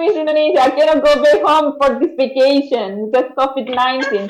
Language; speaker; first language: English; non-native, learner; Indonesian